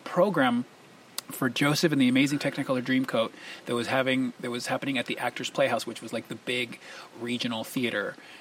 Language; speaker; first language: English; early bilingual, other home language; Spanish